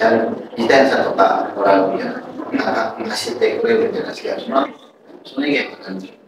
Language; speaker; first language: Japanese; non-native, learner; Indonesian